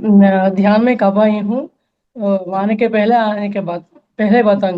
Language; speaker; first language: Hindi; non-native, local second language; Telugu